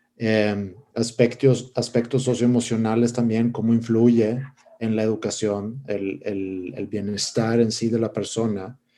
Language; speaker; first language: Spanish; non-native, fluent; Swedish